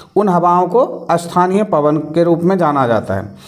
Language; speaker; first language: Hindi; native; Hindi